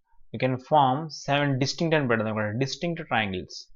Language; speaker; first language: English; non-native, local second language; Telugu